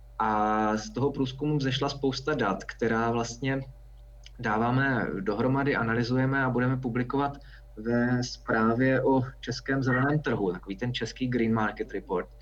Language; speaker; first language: Czech; native; Czech